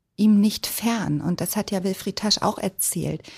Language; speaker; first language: German; native; German